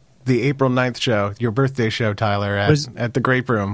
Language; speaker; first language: English; native; English